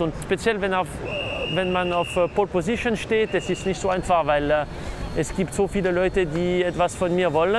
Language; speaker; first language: German; non-native, local second language; French